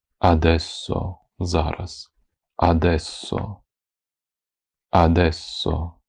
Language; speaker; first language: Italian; non-native, fluent; Ukrainian